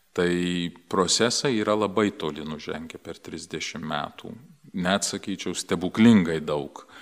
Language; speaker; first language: Lithuanian; early bilingual, heritage; Lithuanian